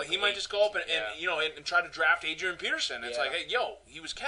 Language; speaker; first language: English; native; English